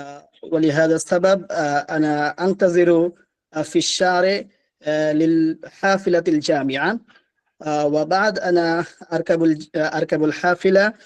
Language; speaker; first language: Arabic; non-native, learner; Bangla